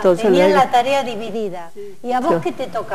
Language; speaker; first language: Spanish; native; Spanish